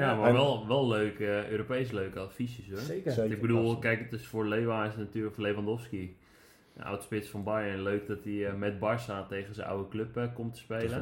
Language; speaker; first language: Dutch; native; Dutch